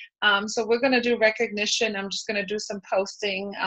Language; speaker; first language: English; native; English